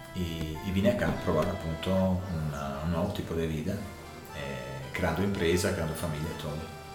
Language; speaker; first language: Spanish; non-native, learner; Italian